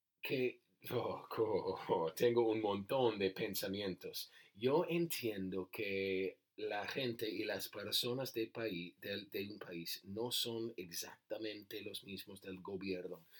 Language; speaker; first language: Spanish; non-native, learner; English